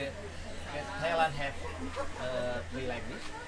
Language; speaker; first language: English; non-native, learner; Indonesian